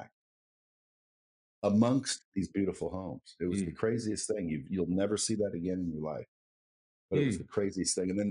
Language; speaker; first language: English; native; English